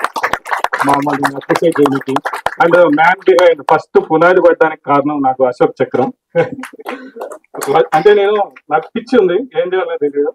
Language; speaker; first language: Telugu; native; Telugu